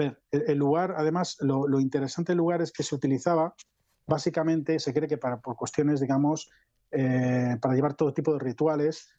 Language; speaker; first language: Spanish; native; Spanish